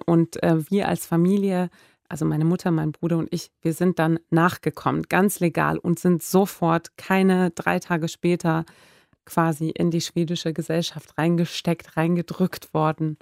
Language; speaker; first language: German; non-native, fluent; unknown